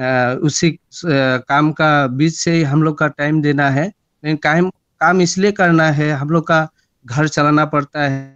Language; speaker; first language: Hindi; non-native, local second language; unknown